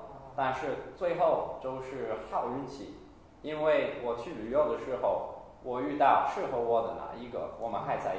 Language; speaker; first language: Chinese; non-native, fluent; English